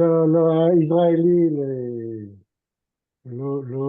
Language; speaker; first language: Hebrew; non-native, learner; French